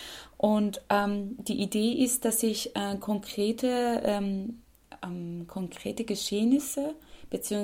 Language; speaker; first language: German; non-native, fluent; Persian